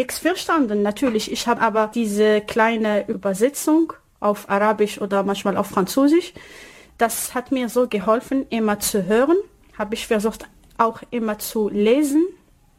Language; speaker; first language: German; non-native, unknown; Arabic